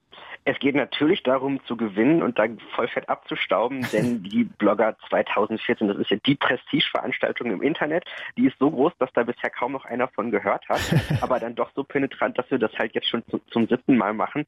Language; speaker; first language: German; native; German